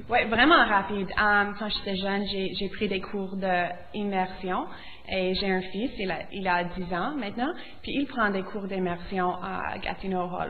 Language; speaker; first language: French; non-native, local second language; English